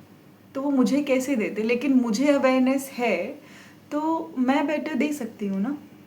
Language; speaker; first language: Hindi; native; Hindi